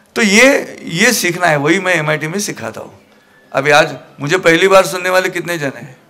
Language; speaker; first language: Hindi; non-native, local second language; Marathi